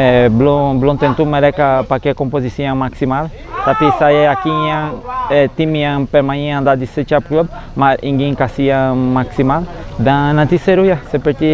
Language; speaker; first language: Indonesian; non-native, fluent; Portuguese